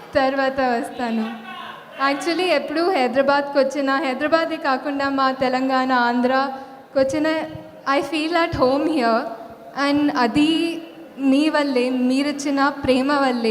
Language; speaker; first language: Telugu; non-native, fluent; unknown